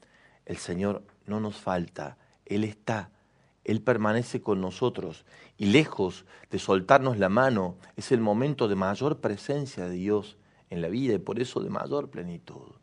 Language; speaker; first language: Spanish; native; Spanish